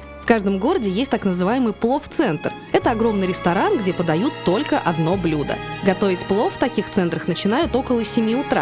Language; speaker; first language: Russian; native; Russian